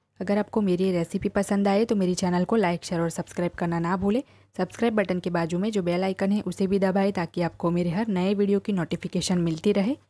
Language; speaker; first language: Hindi; non-native, local second language; Gujarati